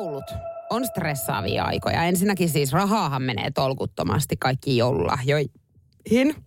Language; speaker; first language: Finnish; native; Finnish